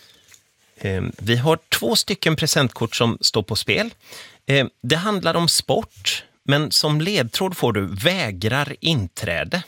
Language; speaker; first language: Swedish; native; Swedish